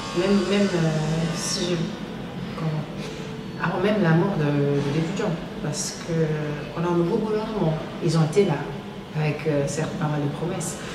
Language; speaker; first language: French; non-native, local second language; Wolof